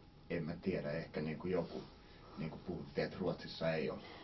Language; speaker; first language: Finnish; native; Finnish